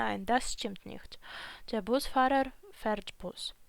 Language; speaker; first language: German; non-native, fluent; Ukrainian